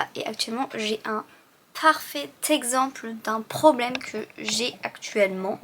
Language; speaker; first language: French; early bilingual, other home language; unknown